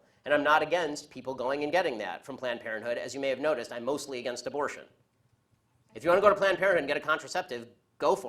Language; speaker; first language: English; native; English